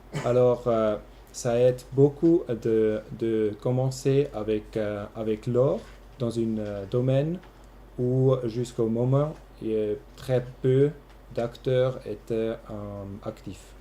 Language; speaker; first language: French; non-native, local second language; German